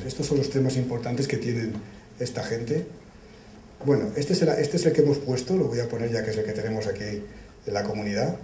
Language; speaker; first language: Spanish; native; Spanish